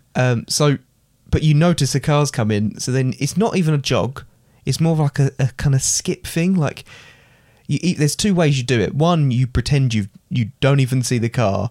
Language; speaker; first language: English; native; English